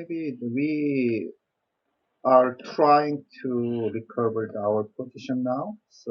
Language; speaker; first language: English; non-native, learner; Korean